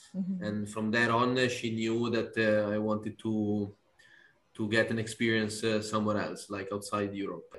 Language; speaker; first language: English; non-native, fluent; Italian